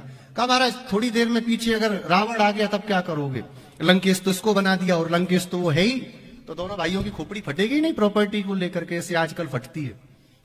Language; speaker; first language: Hindi; native; Hindi